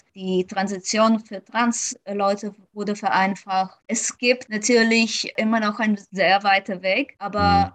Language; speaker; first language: German; non-native, fluent; Ukrainian